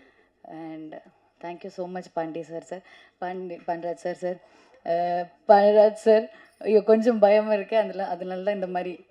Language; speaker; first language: Tamil; non-native, learner; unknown